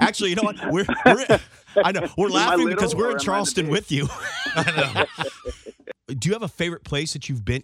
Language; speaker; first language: English; native; English